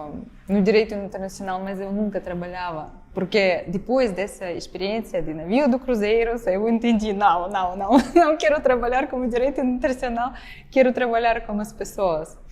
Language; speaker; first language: Portuguese; non-native, fluent; Ukrainian